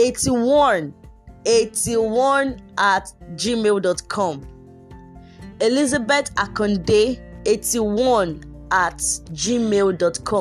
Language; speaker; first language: English; non-native, local second language; Yoruba